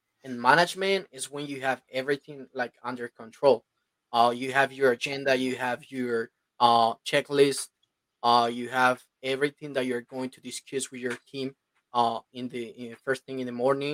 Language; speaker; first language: English; non-native, fluent; Spanish